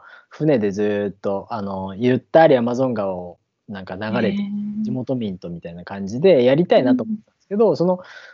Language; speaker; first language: Japanese; native; Japanese